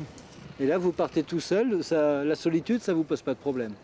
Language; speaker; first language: French; native; French